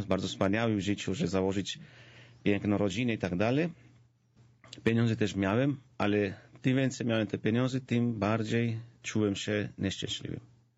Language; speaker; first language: Polish; non-native, fluent; Georgian